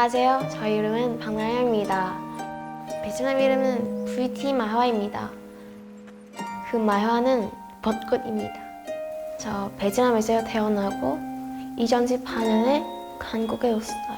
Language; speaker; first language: Korean; non-native, learner; Vietnamese